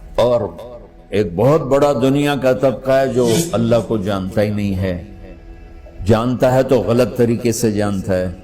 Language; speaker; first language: Urdu; non-native, local second language; Punjabi